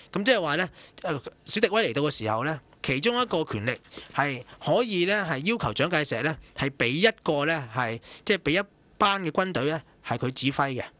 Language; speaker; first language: Cantonese; native; Cantonese